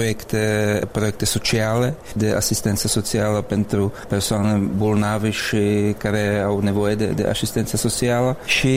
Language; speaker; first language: Romanian; non-native, learner; Czech